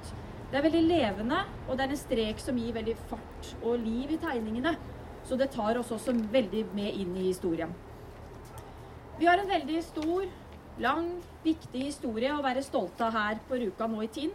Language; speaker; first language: Norwegian; native; Norwegian